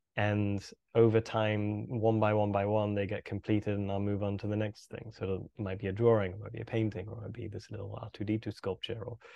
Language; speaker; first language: English; native; English